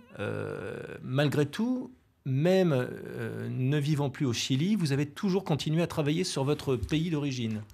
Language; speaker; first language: French; native; French